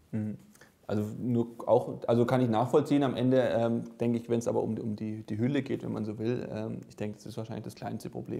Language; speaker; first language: German; native; German